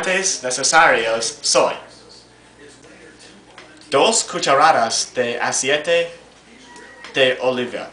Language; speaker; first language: Spanish; non-native, learner; English